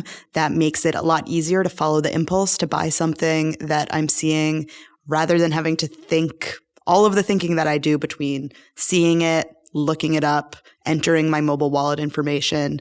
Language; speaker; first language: English; native; English